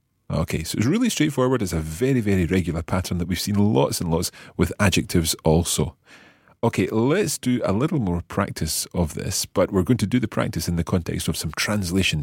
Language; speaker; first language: English; native; English